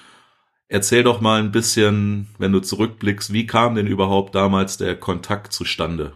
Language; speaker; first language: German; native; German